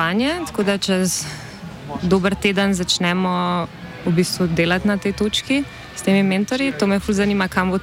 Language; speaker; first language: Slovenian; native; Slovenian